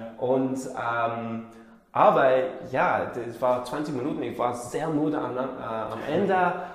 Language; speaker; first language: German; non-native, learner; English